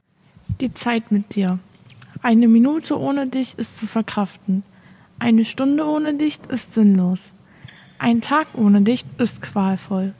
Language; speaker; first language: German; native; German